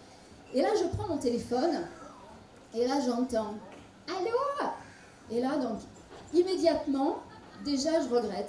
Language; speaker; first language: French; native; French